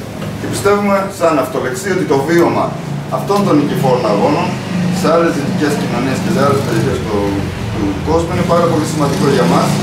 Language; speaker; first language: Greek; native; Greek